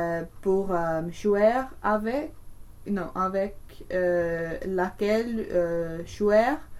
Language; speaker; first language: French; non-native, learner; English